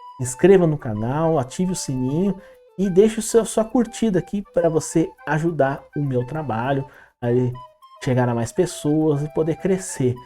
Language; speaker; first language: Portuguese; native; Portuguese